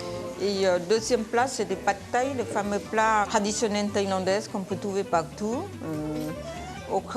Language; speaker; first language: French; non-native, fluent; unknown